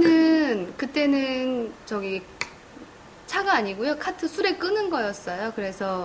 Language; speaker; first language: Korean; native; Korean